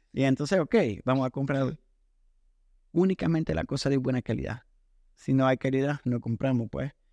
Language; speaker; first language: Spanish; non-native, fluent; French